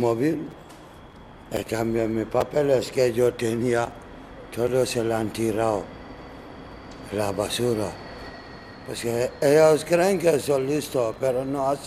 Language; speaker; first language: Spanish; non-native, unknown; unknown